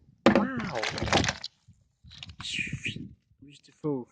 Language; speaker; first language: English; non-native, learner; Vietnamese